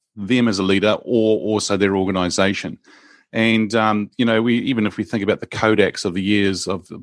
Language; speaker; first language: English; native; English